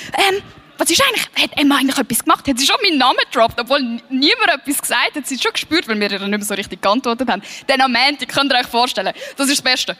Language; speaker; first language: German; early bilingual, other home language; Swiss German